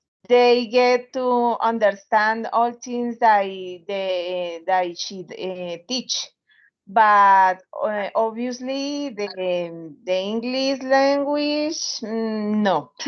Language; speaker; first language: English; non-native, learner; Spanish